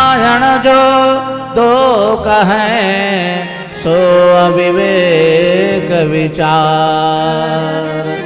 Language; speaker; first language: Hindi; native; Hindi